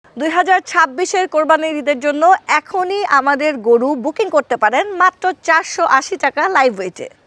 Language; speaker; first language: Bangla; native; Bangla